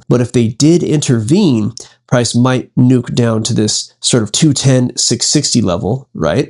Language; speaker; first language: English; native; English